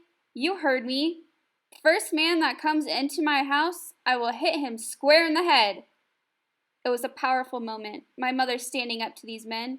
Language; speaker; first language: English; native; English